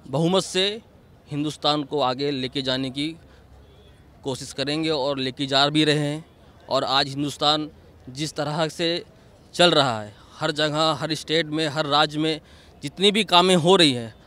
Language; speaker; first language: Hindi; non-native, local second language; Gujarati